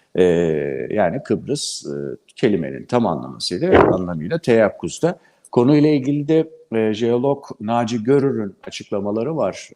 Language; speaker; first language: Turkish; native; Turkish